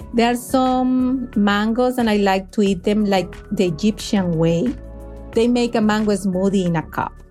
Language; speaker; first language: English; non-native, fluent; Spanish